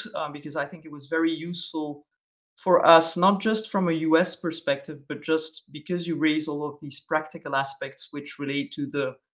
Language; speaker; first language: English; non-native, fluent; Dutch